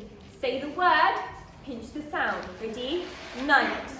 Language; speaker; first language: English; native; English